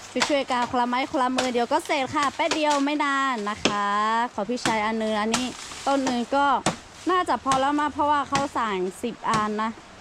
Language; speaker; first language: Thai; non-native, local second language; Lahu